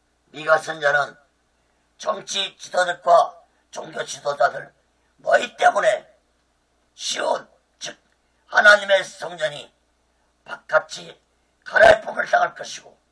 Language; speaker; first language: Korean; native; Korean